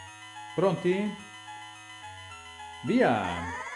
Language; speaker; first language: Italian; native; Italian